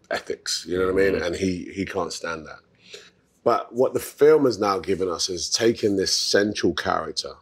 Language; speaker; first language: English; native; English